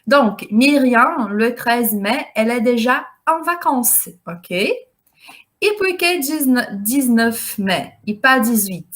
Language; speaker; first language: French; non-native, fluent; Portuguese